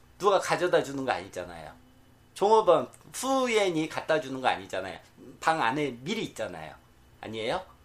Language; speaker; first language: Korean; native; Korean